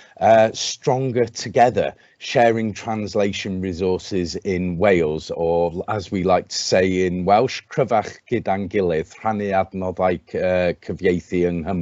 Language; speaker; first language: Welsh; non-native, local second language; English